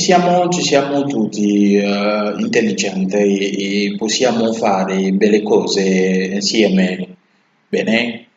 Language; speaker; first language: Italian; non-native, learner; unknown